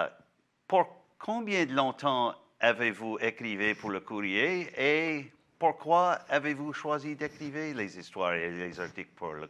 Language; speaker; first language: French; non-native, local second language; English